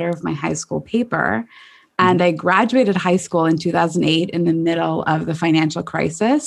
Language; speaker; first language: English; native; English